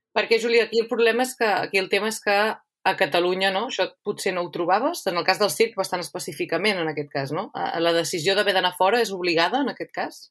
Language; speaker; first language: Catalan; native; Catalan